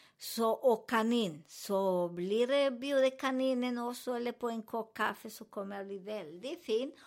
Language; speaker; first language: Swedish; non-native, learner; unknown